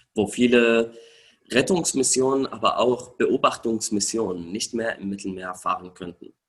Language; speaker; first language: German; non-native, fluent; Arabic